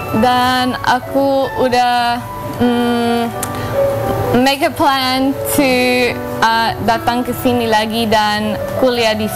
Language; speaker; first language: Indonesian; non-native, learner; English